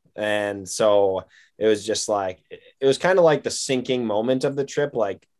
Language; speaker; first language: English; native; English